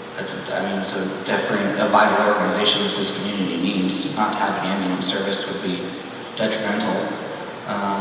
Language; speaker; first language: English; native; English